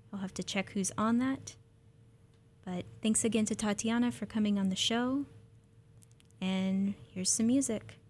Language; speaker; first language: English; native; English